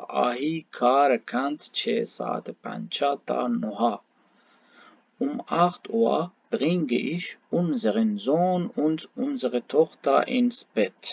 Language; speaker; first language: German; non-native, learner; Baluchi